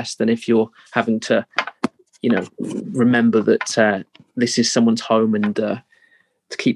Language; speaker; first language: English; native; English